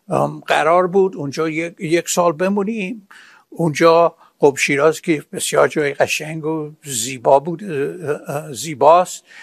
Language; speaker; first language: Persian; non-native, fluent; English